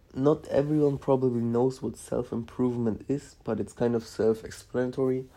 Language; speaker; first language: English; non-native, fluent; Polish